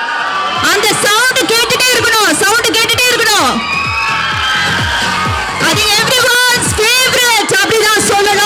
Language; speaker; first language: Tamil; native; Tamil